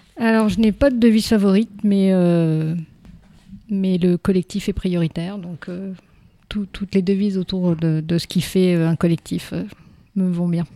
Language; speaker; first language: French; native; French